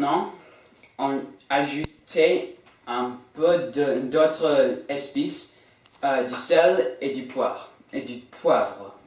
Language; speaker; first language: French; non-native, learner; English